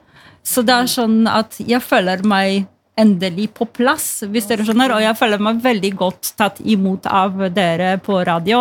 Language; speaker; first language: Norwegian; non-native, fluent; Polish